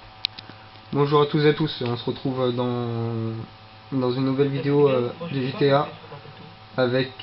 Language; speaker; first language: French; native; French